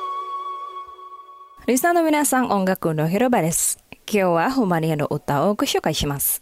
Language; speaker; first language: Japanese; non-native, fluent; Indonesian